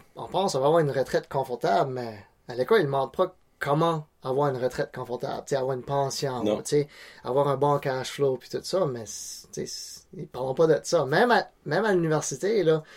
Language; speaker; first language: French; non-native, local second language; Cantonese